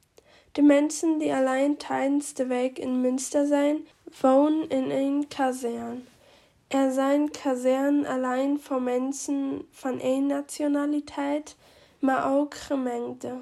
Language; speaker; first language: Dutch; non-native, learner; German